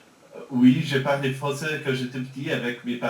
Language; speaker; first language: French; early bilingual, heritage; French